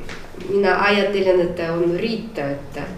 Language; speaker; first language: Finnish; non-native, learner; Russian